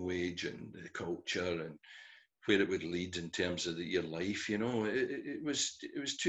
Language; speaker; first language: English; native; English